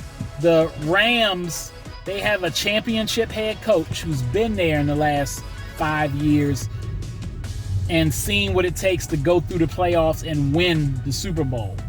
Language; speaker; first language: English; native; English